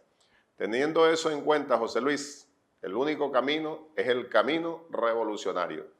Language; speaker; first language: Spanish; native; Spanish